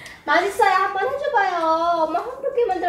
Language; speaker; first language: Korean; non-native, fluent; Khmer